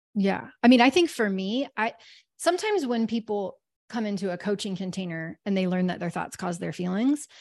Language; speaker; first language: English; native; English